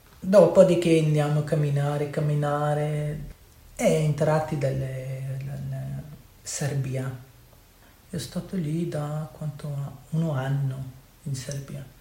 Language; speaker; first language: Italian; non-native, learner; Urdu